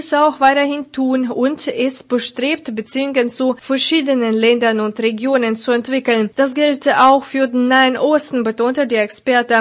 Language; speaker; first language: German; non-native, fluent; Russian